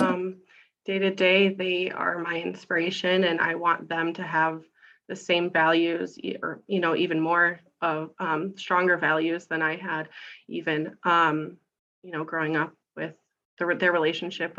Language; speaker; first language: English; native; English